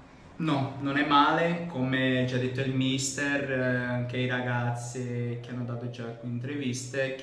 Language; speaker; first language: Italian; non-native, fluent; Portuguese